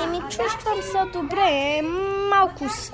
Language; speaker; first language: Bulgarian; early bilingual, heritage; Bulgarian